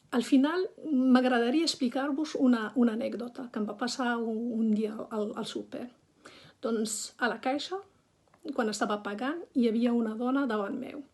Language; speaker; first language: Catalan; non-native, fluent; Arabic